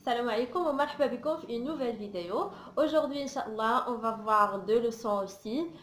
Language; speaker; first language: French; non-native, local second language; Arabic